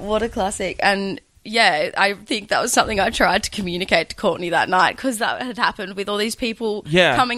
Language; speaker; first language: English; native; English